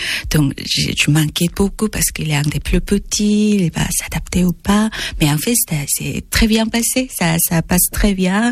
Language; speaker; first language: French; non-native, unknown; Korean